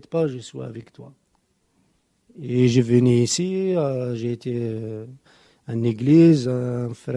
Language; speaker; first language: French; non-native, local second language; Kabyle